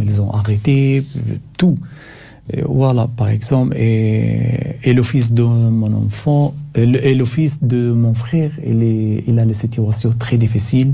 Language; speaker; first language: French; non-native, learner; Arabic